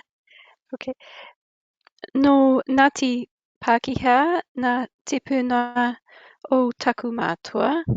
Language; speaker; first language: Māori; non-native, learner; English